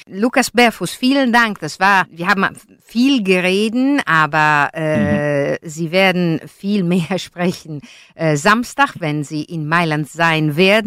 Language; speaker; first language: German; non-native, learner; Italian